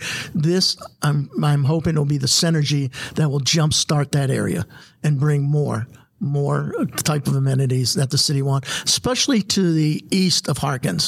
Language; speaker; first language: English; native; English